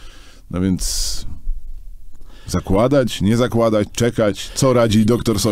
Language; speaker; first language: Polish; native; Polish